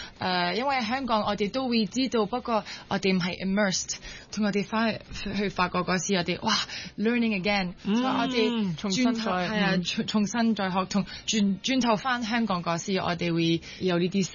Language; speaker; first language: Cantonese; non-native, local second language; French